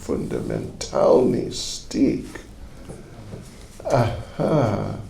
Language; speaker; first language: Russian; non-native, learner; English